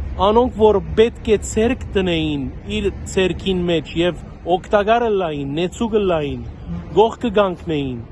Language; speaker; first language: Armenian; early bilingual, heritage; Armenian